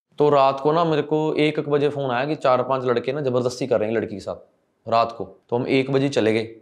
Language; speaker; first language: Hindi; non-native, local second language; Punjabi